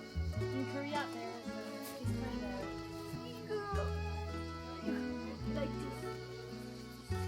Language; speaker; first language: English; non-native, learner; Korean